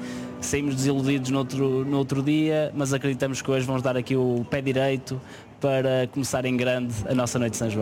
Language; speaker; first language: Portuguese; native; Portuguese